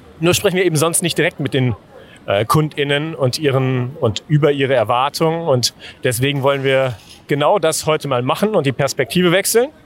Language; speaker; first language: German; native; German